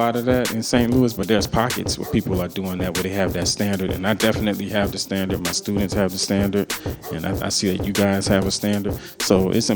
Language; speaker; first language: English; native; English